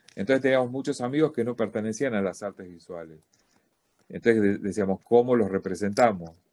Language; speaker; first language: Spanish; native; Spanish